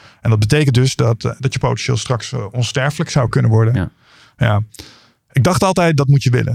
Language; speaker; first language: Dutch; native; Dutch